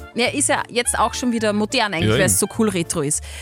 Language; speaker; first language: German; native; German